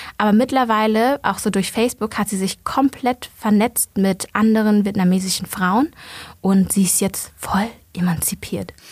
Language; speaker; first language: German; early bilingual, other home language; Vietnamese